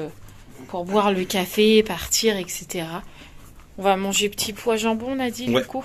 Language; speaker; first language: French; native; French